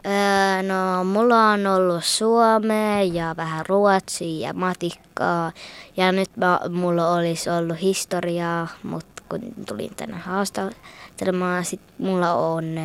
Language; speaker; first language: Finnish; early bilingual, heritage; Finnish